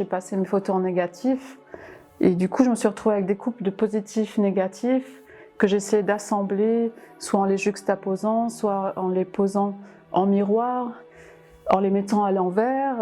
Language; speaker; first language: French; non-native, local second language; Arabic